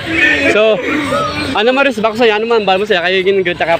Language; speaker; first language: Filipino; non-native, local second language; Hiligaynon